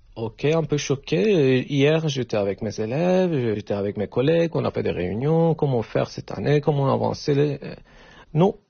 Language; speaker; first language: French; non-native, learner; Turkish